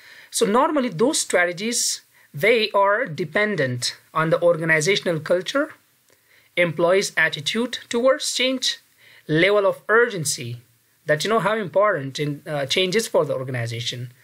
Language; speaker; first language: English; non-native, fluent; Pashto